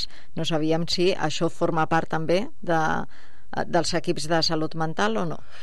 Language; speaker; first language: Catalan; native; Catalan